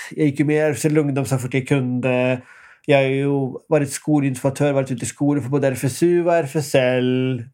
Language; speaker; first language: Swedish; non-native, fluent; Norwegian